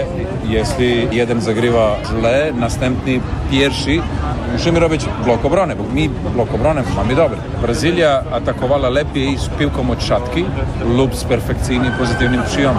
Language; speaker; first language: Polish; non-native, learner; Serbian